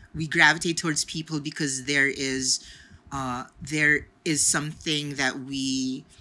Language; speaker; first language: English; non-native, local second language; Filipino